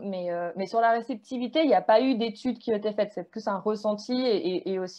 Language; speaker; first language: French; native; French